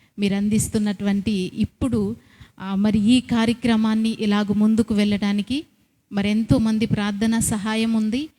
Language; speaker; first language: Telugu; non-native, local second language; Koya